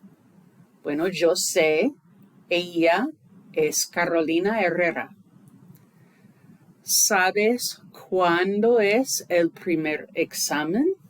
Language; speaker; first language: Spanish; non-native, fluent; English